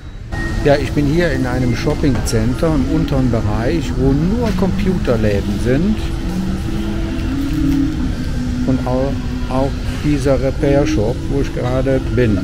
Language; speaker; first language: German; native; German